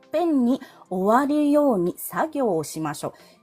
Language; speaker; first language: Japanese; non-native, fluent; Filipino